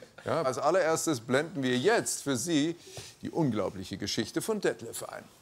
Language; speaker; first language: German; native; German